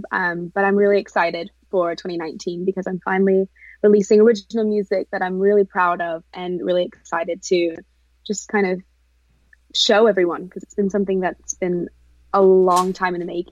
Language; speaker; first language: English; native; English